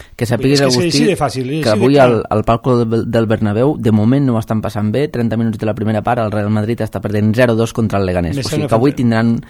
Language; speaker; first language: Catalan; native; Catalan